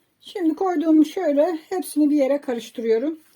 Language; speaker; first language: Turkish; native; Turkish